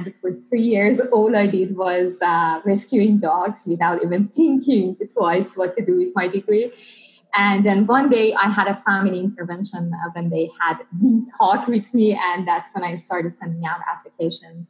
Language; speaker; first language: English; non-native, fluent; Persian